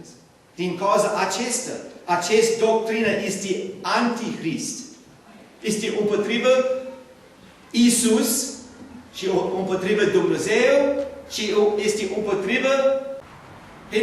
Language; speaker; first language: Romanian; non-native, learner; English